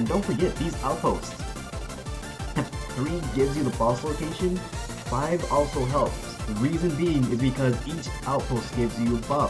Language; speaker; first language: English; native; English